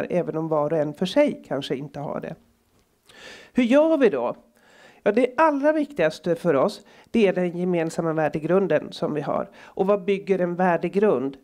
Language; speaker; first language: Swedish; native; Swedish